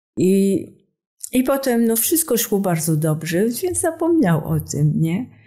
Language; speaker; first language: Polish; non-native, fluent; French